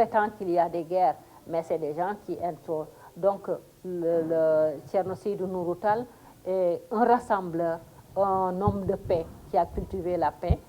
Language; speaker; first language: French; non-native, local second language; Fula